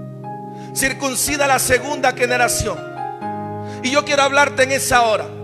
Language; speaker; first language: Spanish; native; Spanish